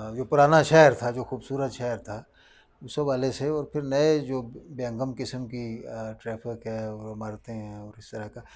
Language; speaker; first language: Urdu; non-native, local second language; Northern Hindko